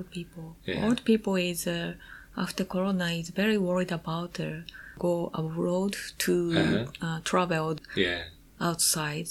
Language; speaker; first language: English; non-native, learner; Japanese